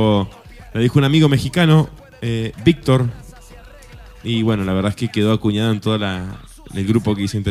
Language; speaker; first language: Spanish; native; Spanish